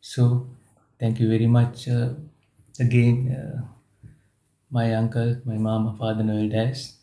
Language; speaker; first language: English; non-native, local second language; Sinhala